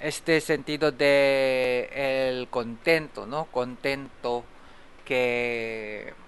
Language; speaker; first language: Spanish; non-native, fluent; Japanese